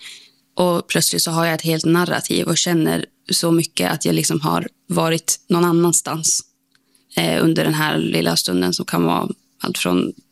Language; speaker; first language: Swedish; native; Swedish